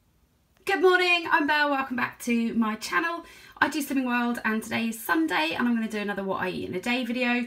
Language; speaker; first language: English; native; English